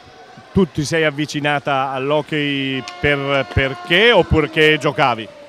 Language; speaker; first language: Italian; native; Italian